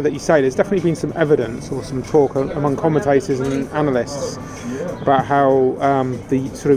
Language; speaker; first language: English; native; English